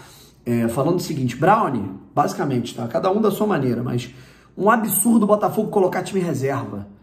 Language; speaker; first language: Portuguese; native; Portuguese